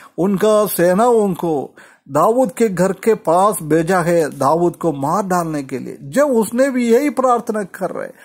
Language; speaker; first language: Hindi; non-native, local second language; Malayalam